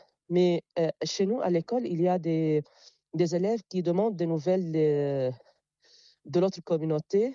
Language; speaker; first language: French; non-native, local second language; Arabic